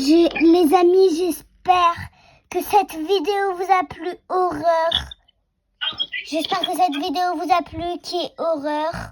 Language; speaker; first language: French; native; French